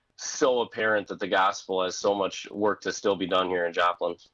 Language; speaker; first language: English; native; English